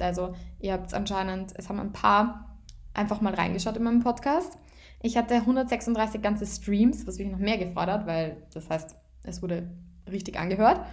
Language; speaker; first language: German; native; German